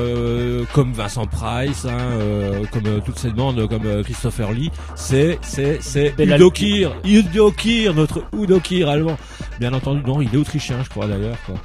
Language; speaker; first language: French; native; French